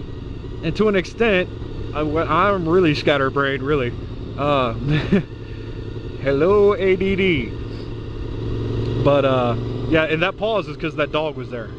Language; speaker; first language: English; native; English